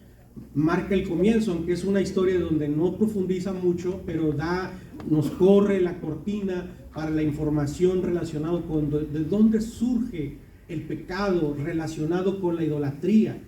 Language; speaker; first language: Spanish; native; Spanish